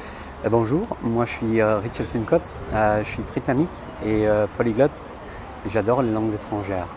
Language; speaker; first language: French; non-native, fluent; English